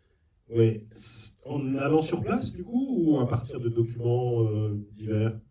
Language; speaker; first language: French; native; French